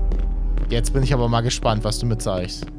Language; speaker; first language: German; native; German